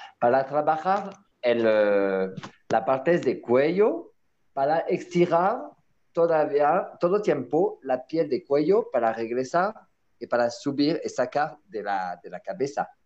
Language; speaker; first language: Spanish; non-native, learner; French